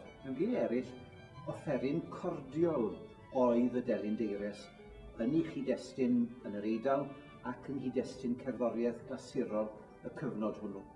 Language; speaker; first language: Welsh; native; Welsh